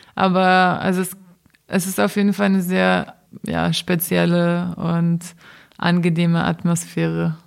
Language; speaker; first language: German; non-native, fluent; Portuguese